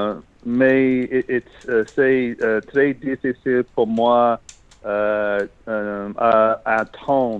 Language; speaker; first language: French; non-native, learner; English